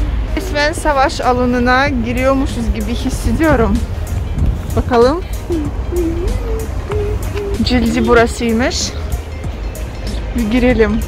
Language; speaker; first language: Turkish; non-native, fluent; Russian